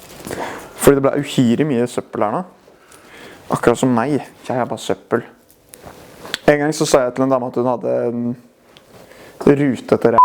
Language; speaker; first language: Norwegian; native; Norwegian